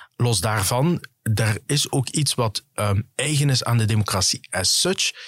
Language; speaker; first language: Dutch; early bilingual, other home language; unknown